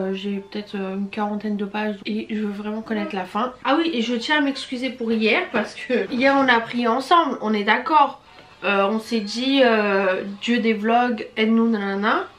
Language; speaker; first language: French; early bilingual, other home language; Portuguese